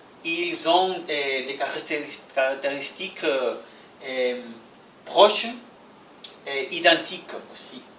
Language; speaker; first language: French; non-native, fluent; Spanish